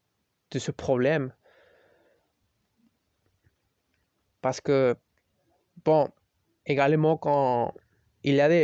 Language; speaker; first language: French; non-native, learner; Spanish